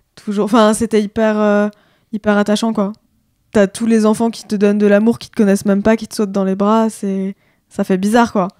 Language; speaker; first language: French; native; French